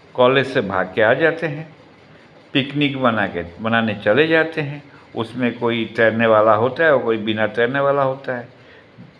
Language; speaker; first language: Hindi; non-native, local second language; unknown